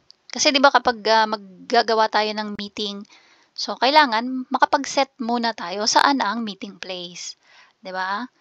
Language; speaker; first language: Filipino; native; Filipino